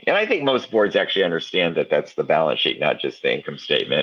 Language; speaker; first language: English; native; English